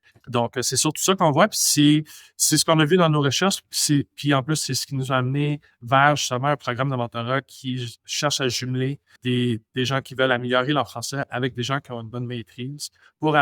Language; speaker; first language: French; non-native, local second language; English